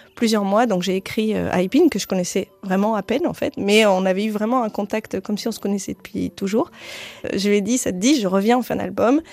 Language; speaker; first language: French; native; French